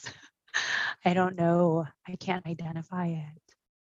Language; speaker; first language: English; early bilingual, other home language; Japanese